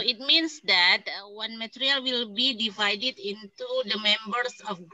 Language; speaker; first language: English; non-native, learner; Indonesian